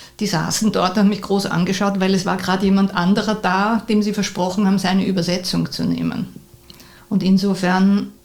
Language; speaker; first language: German; native; German